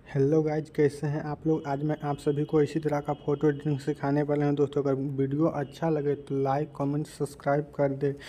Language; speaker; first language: Hindi; native; Hindi